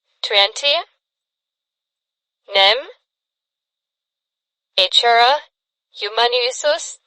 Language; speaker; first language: English; non-native, fluent; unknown